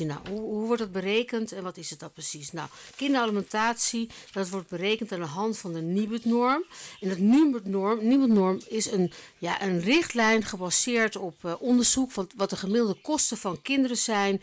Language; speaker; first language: Dutch; native; Dutch